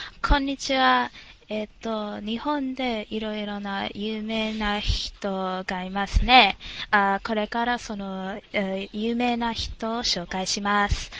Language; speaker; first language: Japanese; non-native, learner; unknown